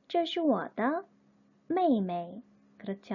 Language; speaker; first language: Chinese; non-native, fluent; Korean